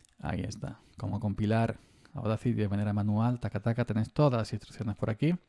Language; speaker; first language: Spanish; native; Spanish